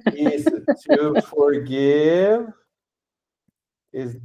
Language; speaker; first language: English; non-native, fluent; Portuguese